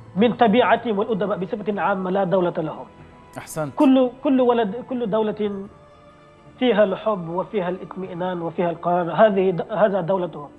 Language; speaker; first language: Arabic; non-native, fluent; Wolof